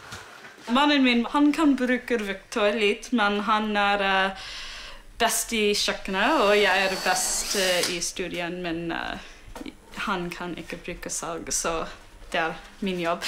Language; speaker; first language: Norwegian; non-native, learner; English